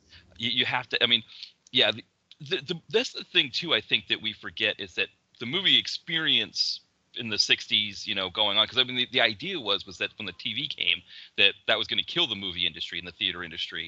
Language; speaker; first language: English; native; English